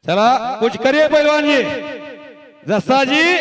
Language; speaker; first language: Hindi; non-native, local second language; Marathi